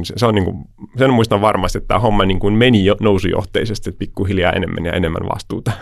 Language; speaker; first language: Finnish; early bilingual, heritage; Finnish